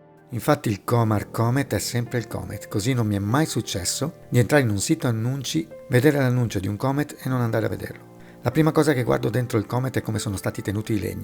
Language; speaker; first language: Italian; native; Italian